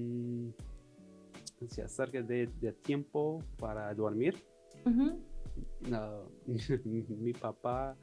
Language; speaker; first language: Spanish; non-native, learner; English